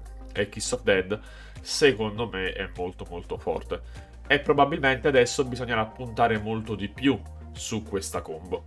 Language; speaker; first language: Italian; native; Italian